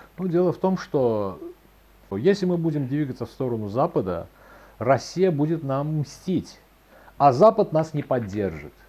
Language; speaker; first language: Russian; non-native, local second language; Azerbaijani